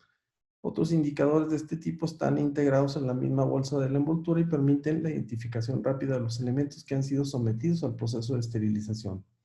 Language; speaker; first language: Spanish; native; Spanish